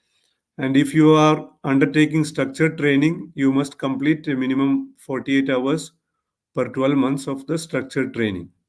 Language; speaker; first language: English; non-native, local second language; Malayalam